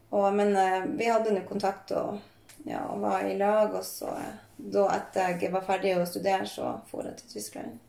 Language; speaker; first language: Norwegian; native; Norwegian